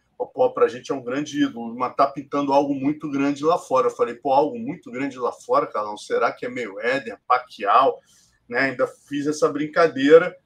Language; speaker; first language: Portuguese; native; Portuguese